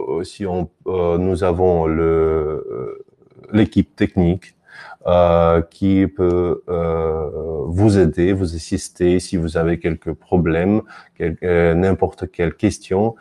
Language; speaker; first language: French; non-native, fluent; Russian